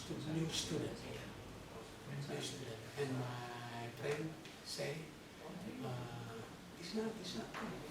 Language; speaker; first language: English; non-native, learner; Sundanese